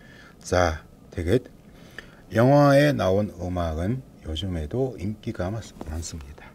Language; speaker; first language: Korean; non-native, fluent; Mongolian